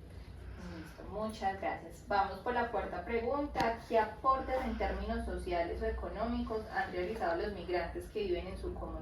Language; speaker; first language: Spanish; native; Spanish